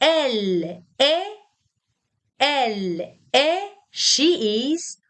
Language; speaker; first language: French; non-native, fluent; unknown